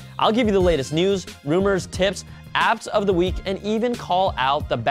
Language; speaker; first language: English; native; English